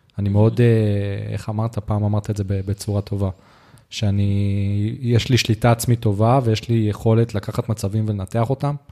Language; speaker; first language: Hebrew; native; Hebrew